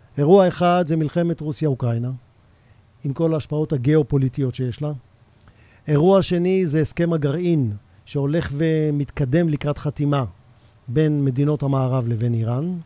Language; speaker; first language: Hebrew; native; Hebrew